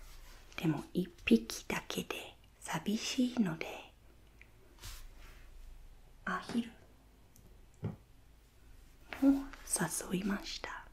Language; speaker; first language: Japanese; non-native, fluent; English